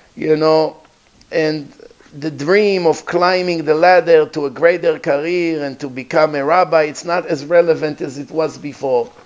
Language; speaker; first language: English; non-native, fluent; Hebrew